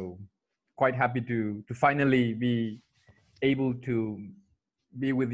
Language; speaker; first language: English; non-native, fluent; Spanish